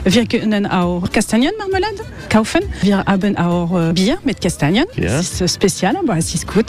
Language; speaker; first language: German; non-native, learner; French